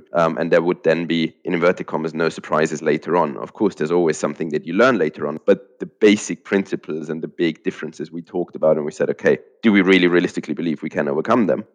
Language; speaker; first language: English; non-native, fluent; German